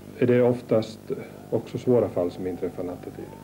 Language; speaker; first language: Swedish; native; Swedish